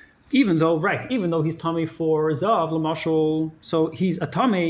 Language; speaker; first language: English; native; English